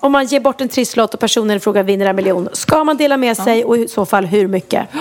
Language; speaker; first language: Swedish; native; Swedish